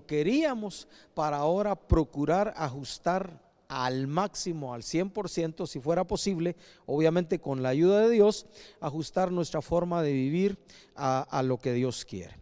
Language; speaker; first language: Spanish; native; Spanish